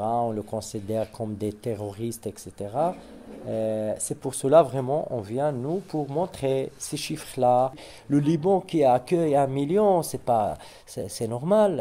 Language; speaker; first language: French; non-native, local second language; Arabic